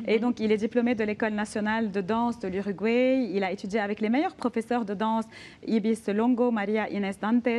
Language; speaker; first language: French; non-native, local second language; Arabic